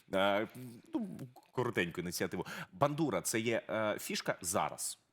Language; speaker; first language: Ukrainian; native; Ukrainian